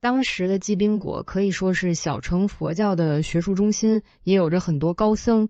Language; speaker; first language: Chinese; native; Chinese